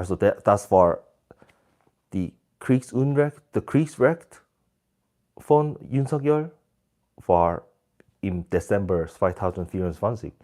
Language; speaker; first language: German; non-native, learner; Korean